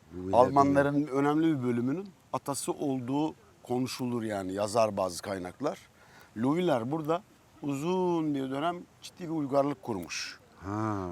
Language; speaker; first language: Turkish; native; Turkish